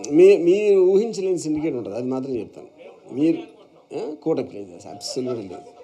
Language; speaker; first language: Telugu; native; Telugu